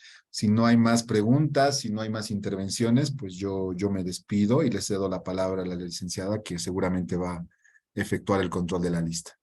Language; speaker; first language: Spanish; native; Spanish